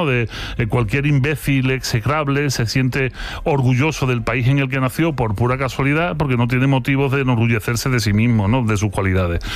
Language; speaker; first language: Spanish; native; Spanish